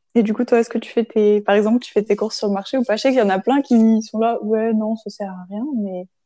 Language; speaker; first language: French; native; French